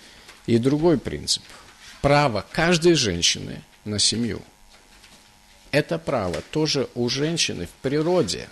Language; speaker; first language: Russian; native; Russian